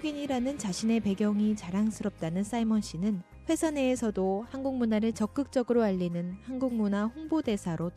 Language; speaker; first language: Korean; native; Korean